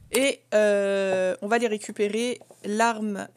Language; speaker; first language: French; native; French